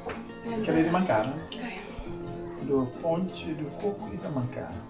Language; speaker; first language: Portuguese; non-native, local second language; Kabuverdianu